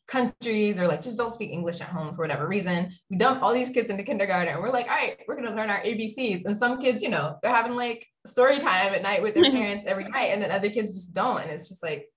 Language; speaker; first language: English; native; English